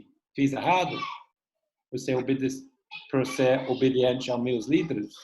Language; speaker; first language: Portuguese; non-native, fluent; English